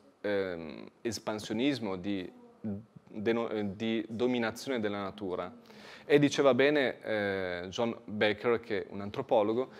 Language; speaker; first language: Italian; native; Italian